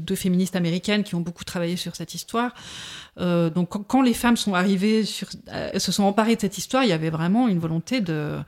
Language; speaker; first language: French; native; French